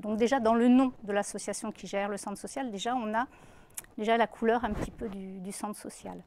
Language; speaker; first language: French; native; French